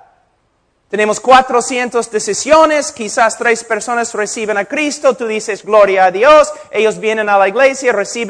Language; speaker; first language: Spanish; non-native, fluent; English